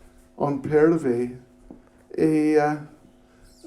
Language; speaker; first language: Russian; non-native, learner; English